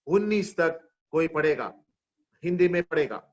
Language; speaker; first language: Hindi; non-native, local second language; Marathi